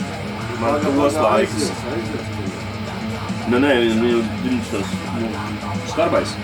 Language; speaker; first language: Latvian; native; Latvian